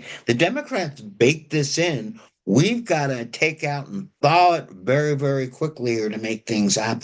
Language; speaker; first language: English; native; English